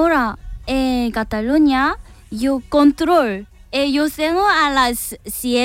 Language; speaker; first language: Spanish; non-native, learner; Korean